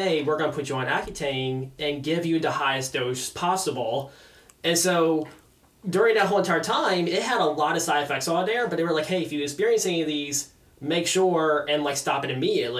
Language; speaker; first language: English; native; English